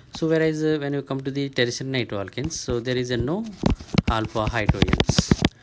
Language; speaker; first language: English; non-native, local second language; Telugu